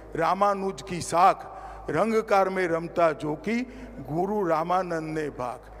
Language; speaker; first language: Hindi; non-native, local second language; Gujarati